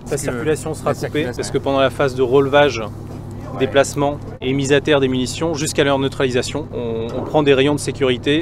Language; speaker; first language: French; native; French